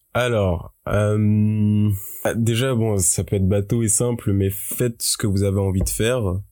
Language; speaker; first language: French; native; French